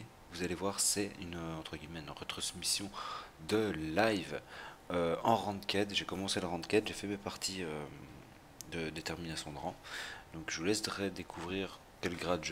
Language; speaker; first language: French; native; French